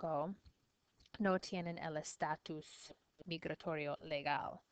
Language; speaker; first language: Spanish; non-native, learner; English